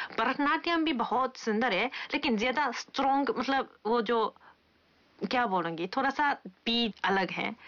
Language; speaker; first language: Hindi; non-native, fluent; Japanese